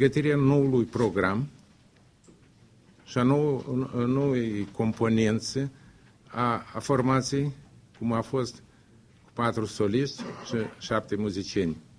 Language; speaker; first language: Romanian; non-native, local second language; Russian